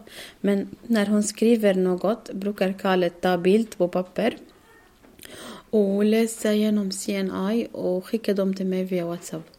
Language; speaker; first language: Swedish; non-native, learner; Arabic